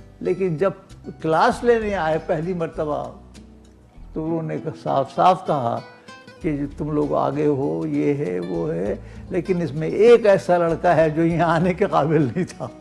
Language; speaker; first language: Urdu; native; Urdu